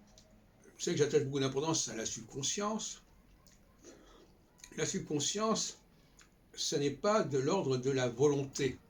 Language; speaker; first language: French; native; French